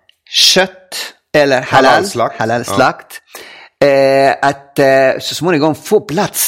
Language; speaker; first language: Swedish; non-native, fluent; Arabic